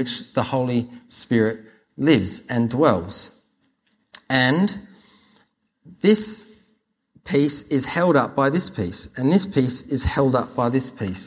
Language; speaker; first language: English; native; English